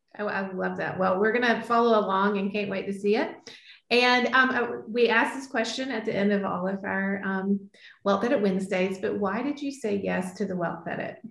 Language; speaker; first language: English; native; English